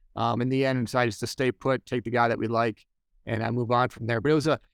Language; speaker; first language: English; native; English